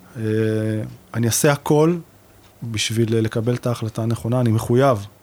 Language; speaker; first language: Hebrew; native; Hebrew